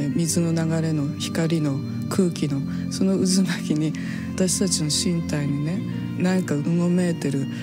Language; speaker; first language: Japanese; native; Japanese